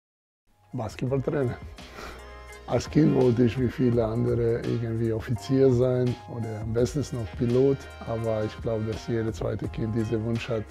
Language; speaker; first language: German; non-native, fluent; Serbian